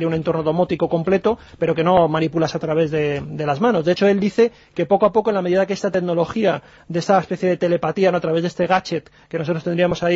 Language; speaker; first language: Spanish; native; Spanish